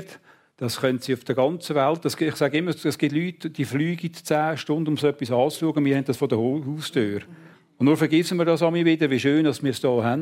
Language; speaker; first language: German; native; German